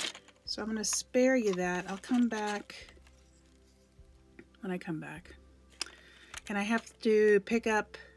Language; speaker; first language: English; native; English